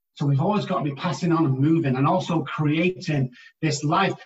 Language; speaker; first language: English; native; English